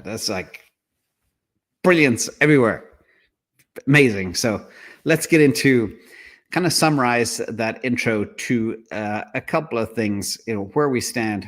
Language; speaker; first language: English; native; English